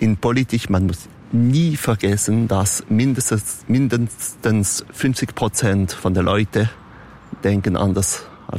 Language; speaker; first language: German; non-native, local second language; French